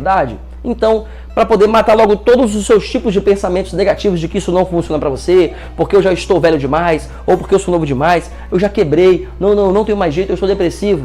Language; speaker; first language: Portuguese; native; Portuguese